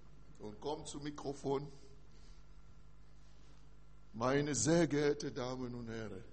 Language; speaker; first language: German; non-native, learner; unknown